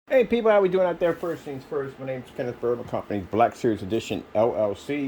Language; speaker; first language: English; native; English